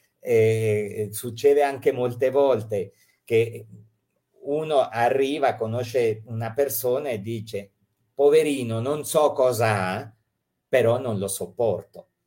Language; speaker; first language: Italian; early bilingual, heritage; Italian